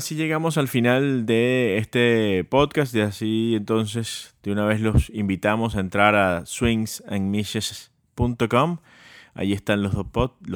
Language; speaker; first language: Spanish; native; Spanish